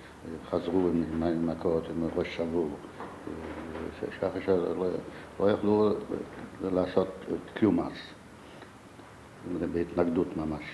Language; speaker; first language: Hebrew; non-native, fluent; Yiddish